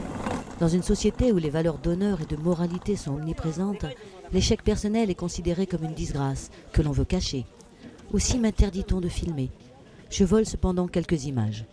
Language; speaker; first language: French; native; French